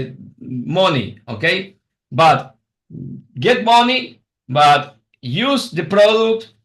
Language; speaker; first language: English; non-native, learner; Spanish